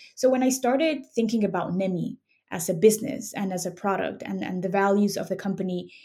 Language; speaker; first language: English; non-native, fluent; Spanish